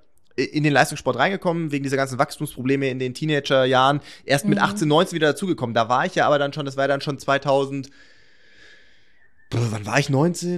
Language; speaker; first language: German; native; German